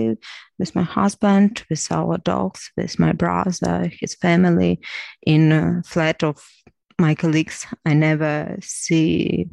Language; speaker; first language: English; non-native, learner; Ukrainian